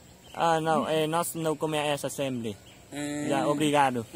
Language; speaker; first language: Portuguese; non-native, learner; Vietnamese